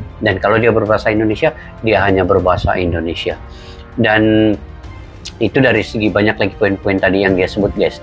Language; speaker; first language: Malay; native; Malay